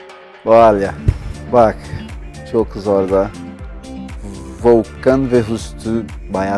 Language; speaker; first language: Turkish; non-native, learner; Portuguese